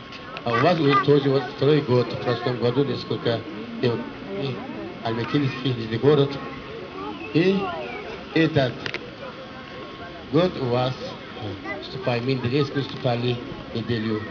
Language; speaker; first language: Russian; non-native, learner; Uzbek